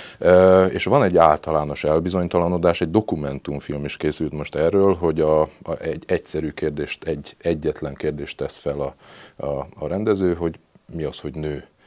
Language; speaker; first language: Hungarian; native; Hungarian